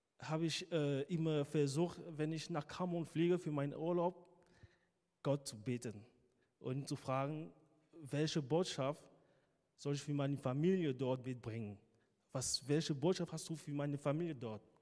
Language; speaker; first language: German; non-native, fluent; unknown